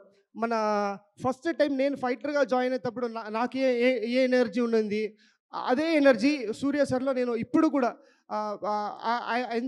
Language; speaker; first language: Telugu; non-native, local second language; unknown